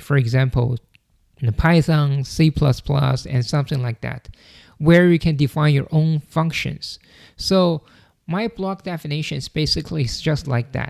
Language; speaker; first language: English; non-native, fluent; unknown